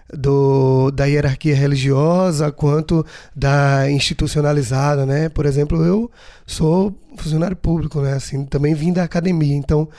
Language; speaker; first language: Portuguese; native; Portuguese